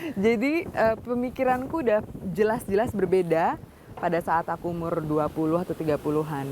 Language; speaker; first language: Indonesian; native; Indonesian